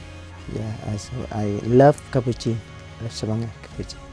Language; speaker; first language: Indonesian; non-native, learner; Vietnamese